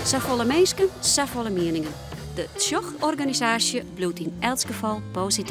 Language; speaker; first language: Dutch; non-native, local second language; Western Frisian